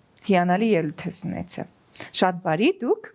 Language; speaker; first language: Armenian; native; Armenian